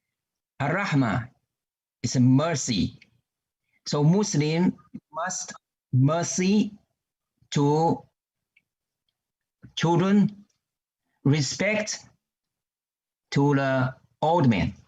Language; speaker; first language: English; non-native, learner; Chinese